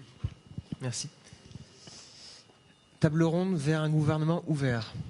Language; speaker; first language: French; native; French